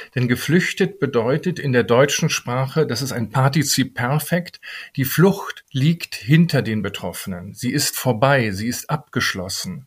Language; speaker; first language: German; native; German